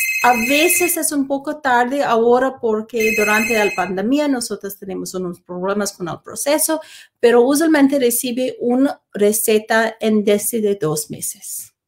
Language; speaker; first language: Spanish; non-native, learner; English